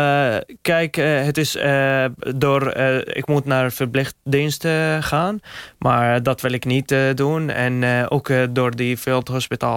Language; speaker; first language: Dutch; non-native, learner; Arabic